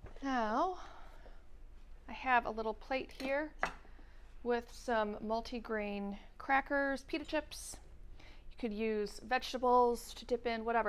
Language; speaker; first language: English; native; English